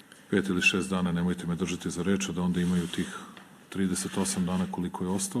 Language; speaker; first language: Bosnian; native; Bosnian